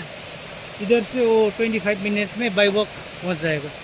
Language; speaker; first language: Hindi; non-native, local second language; Nepali